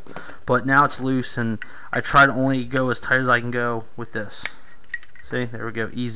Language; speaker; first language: English; native; English